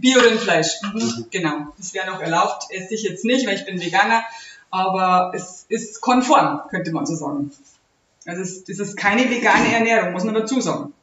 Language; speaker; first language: German; native; German